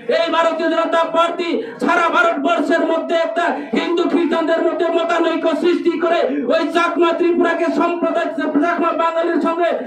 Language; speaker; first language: Bangla; non-native, local second language; Kok Borok